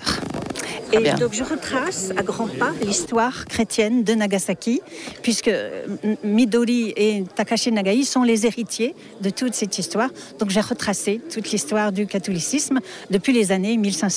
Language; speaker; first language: French; native; French